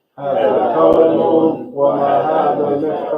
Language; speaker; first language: Arabic; non-native, learner; English